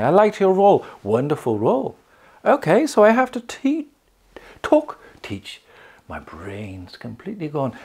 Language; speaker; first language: English; native; English